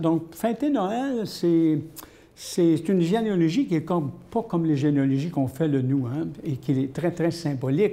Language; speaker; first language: French; native; French